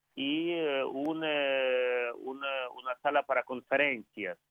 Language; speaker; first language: Spanish; non-native, fluent; Ukrainian